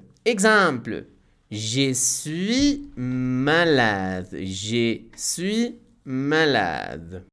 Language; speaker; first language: French; non-native, fluent; Spanish